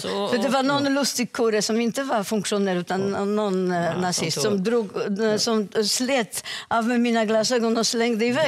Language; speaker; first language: Swedish; non-native, fluent; Polish